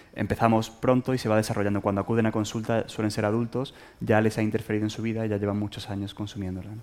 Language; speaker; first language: Spanish; native; Spanish